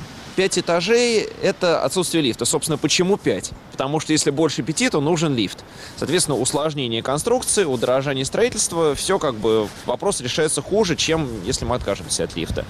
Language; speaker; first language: Russian; native; Russian